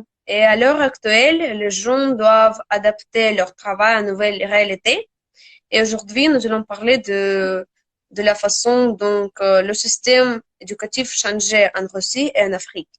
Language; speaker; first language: French; non-native, learner; Russian